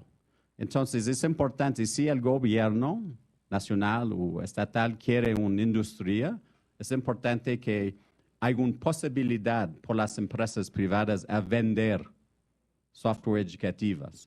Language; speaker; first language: Spanish; non-native, fluent; French